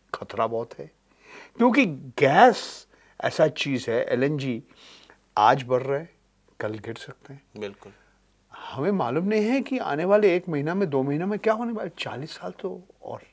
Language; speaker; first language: Hindi; native; Hindi